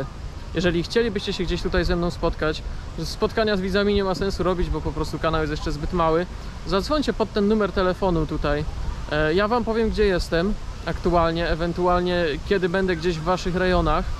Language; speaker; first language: Polish; native; Polish